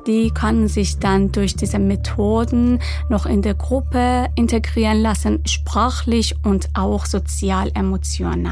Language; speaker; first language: German; non-native, fluent; Persian